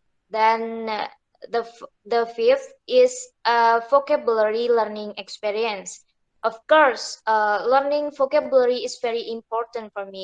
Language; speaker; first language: English; non-native, learner; Indonesian